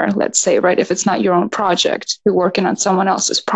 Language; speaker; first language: English; non-native, fluent; Russian